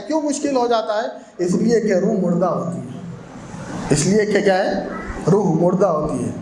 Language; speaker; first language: Urdu; native; Urdu